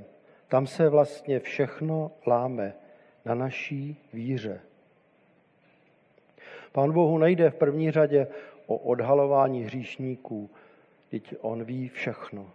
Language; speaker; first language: Czech; native; Czech